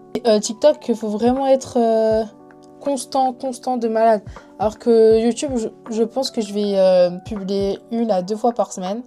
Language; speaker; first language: French; early bilingual, other home language; Spanish